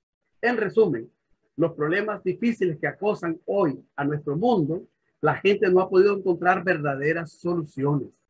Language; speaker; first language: Spanish; native; Spanish